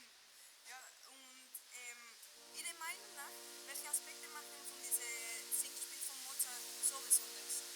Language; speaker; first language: German; non-native, fluent; Spanish